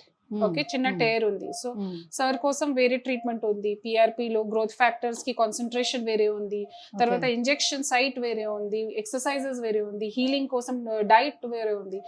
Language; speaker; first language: Telugu; non-native, fluent; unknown